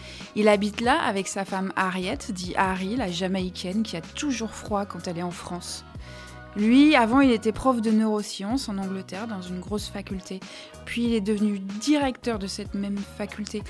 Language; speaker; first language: French; native; French